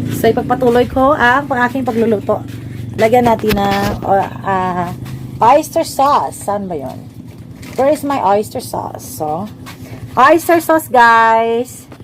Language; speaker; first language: Filipino; native; Filipino